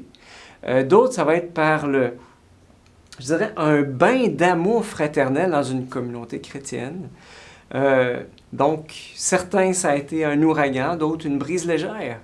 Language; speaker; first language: French; native; French